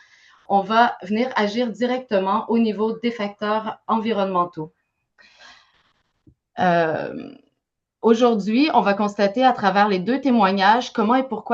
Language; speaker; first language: French; native; French